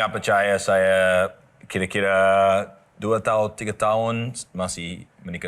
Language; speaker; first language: Indonesian; non-native, learner; English